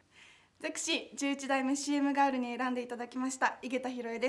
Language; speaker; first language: Japanese; native; Japanese